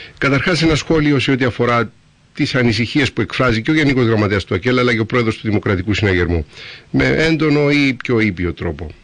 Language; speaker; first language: Greek; native; Greek